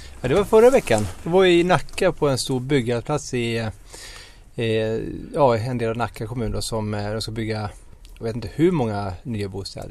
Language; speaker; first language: Swedish; native; Swedish